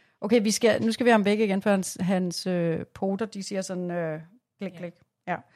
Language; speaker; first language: Danish; native; Danish